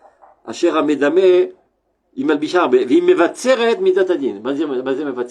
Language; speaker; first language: Hebrew; non-native, fluent; French